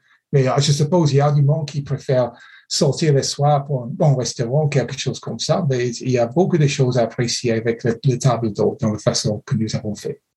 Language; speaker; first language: French; non-native, fluent; English